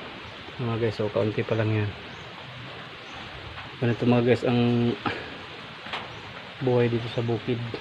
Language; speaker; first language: Filipino; non-native, local second language; Bikol